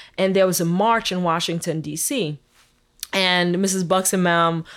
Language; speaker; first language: English; early bilingual, other home language; Haitian Creole